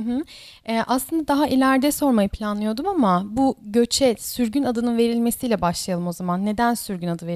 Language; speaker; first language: Turkish; native; Turkish